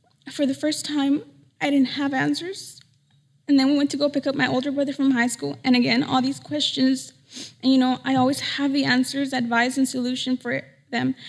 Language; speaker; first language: English; early bilingual, other home language; Spanish